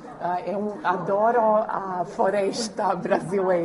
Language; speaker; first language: Portuguese; non-native, learner; Croatian